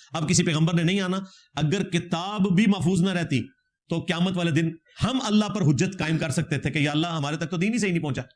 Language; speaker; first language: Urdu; native; Urdu